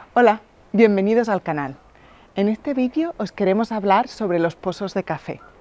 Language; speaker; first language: Spanish; native; Spanish